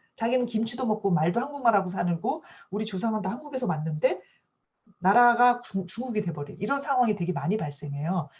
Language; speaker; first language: Korean; native; Korean